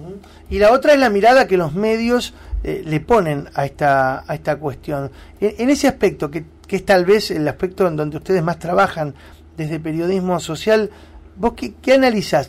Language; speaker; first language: Spanish; native; Spanish